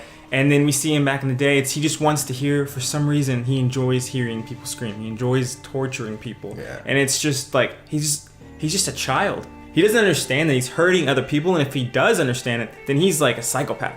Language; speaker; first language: English; native; English